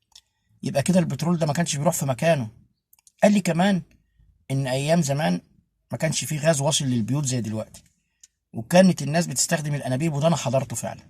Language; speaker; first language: Arabic; native; Arabic